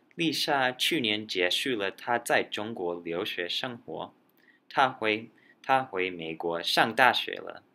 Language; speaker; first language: Chinese; non-native, learner; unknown